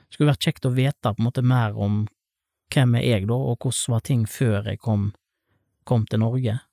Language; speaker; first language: Norwegian; native; Norwegian